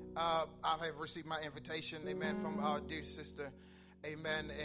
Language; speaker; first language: English; non-native, fluent; Haitian Creole